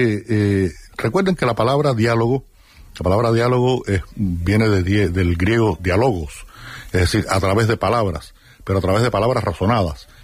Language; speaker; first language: Spanish; native; Spanish